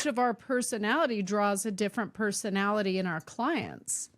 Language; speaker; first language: English; native; English